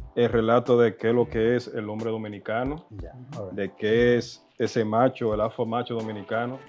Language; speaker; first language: Spanish; early bilingual, heritage; Spanish